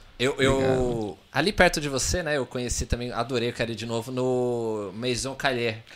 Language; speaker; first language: Portuguese; native; Portuguese